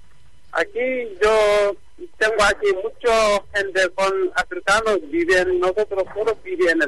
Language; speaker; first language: Spanish; non-native, learner; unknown